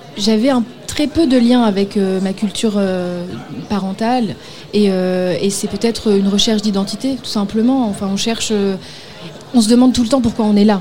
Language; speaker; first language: French; early bilingual, other home language; Arabic